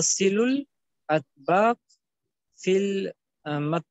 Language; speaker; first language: Arabic; non-native, learner; German